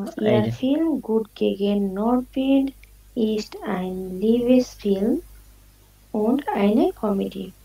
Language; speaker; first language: German; non-native, learner; Bangla